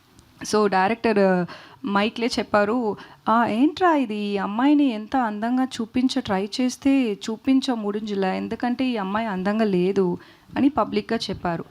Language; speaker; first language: Telugu; non-native, learner; Tamil